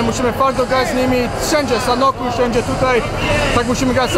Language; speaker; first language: Polish; non-native, learner; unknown